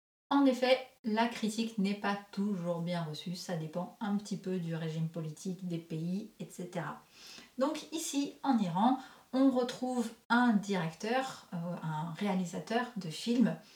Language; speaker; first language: French; native; French